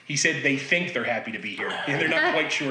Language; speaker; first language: English; native; English